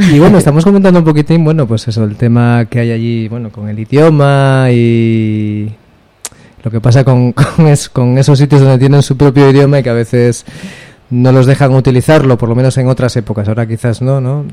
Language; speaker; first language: Spanish; native; Spanish